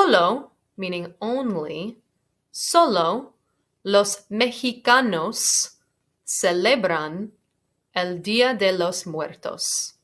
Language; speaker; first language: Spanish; non-native, fluent; English